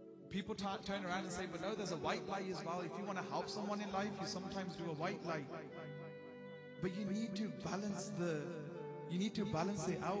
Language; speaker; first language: English; early bilingual, other home language; Punjabi